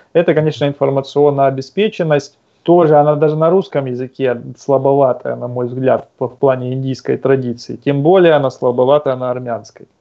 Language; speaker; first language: Russian; native; Russian